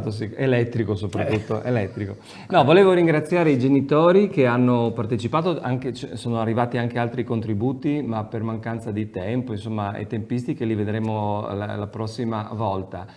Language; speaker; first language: Italian; native; Italian